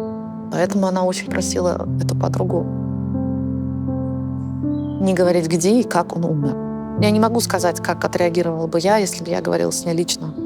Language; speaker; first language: Russian; native; Russian